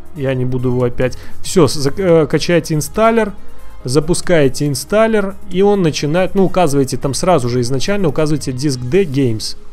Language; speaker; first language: Russian; native; Russian